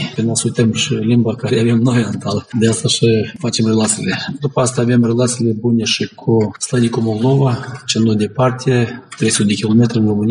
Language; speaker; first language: Romanian; non-native, local second language; Gagauz